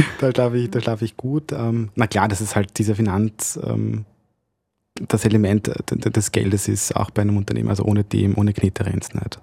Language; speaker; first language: German; early bilingual, other home language; Bosnian